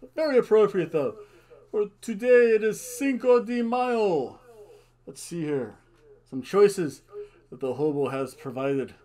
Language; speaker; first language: English; native; English